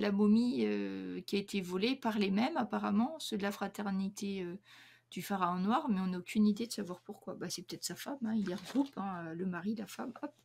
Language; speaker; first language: French; native; French